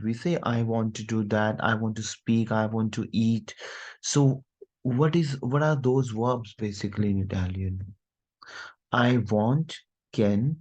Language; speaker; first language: English; non-native, local second language; Hindi